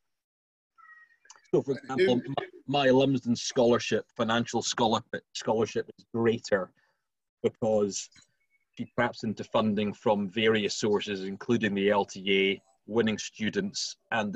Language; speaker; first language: English; native; English